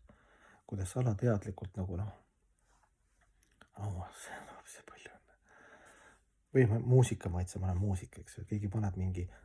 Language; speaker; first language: Estonian; native; Estonian